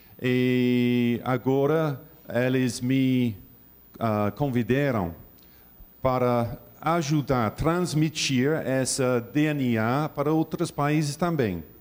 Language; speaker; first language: Portuguese; non-native, learner; English